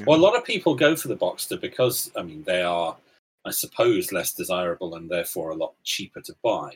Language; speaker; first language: English; native; English